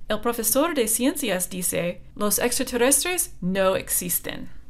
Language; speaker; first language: Spanish; non-native, fluent; English